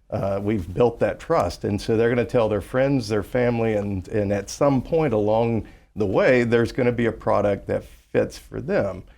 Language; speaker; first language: English; native; English